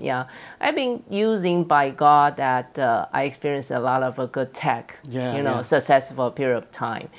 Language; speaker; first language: English; non-native, fluent; Chinese